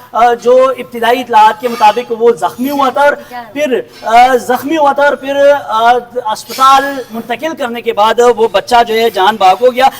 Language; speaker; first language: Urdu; non-native, local second language; Pashto